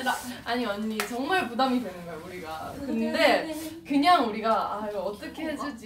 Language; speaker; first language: Korean; native; Korean